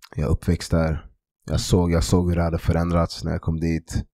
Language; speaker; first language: Swedish; native; Swedish